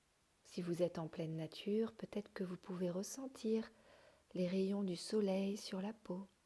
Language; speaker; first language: French; native; French